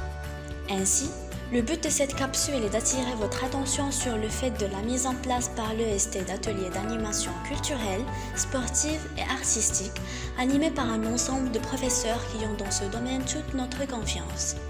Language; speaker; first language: French; non-native, local second language; Arabic